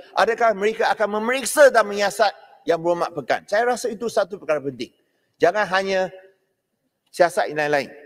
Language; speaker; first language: Malay; non-native, local second language; Chinese